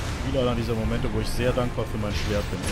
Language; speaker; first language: German; native; German